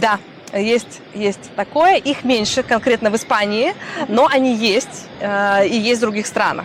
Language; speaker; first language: Russian; native; Russian